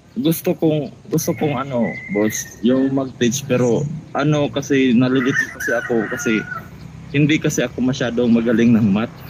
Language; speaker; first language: Filipino; non-native, local second language; Cebuano